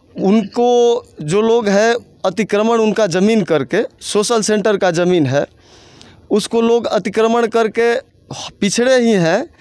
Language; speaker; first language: Hindi; native; Hindi